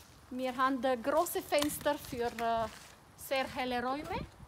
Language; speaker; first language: German; non-native, fluent; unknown